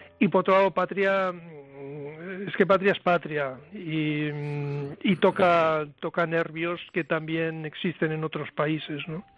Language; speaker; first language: Spanish; native; Spanish